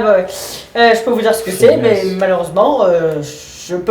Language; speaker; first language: French; native; French